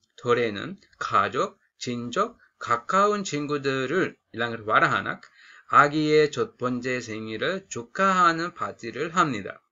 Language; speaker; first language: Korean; non-native, fluent; Sinhala